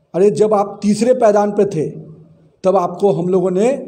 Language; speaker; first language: Hindi; native; Hindi